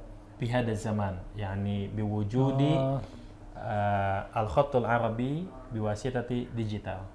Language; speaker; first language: Arabic; non-native, learner; Indonesian